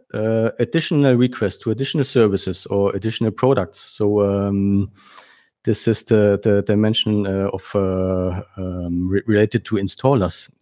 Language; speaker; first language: English; non-native, fluent; German